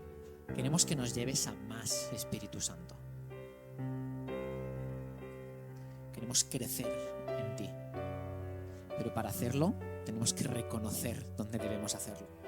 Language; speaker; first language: Spanish; native; Spanish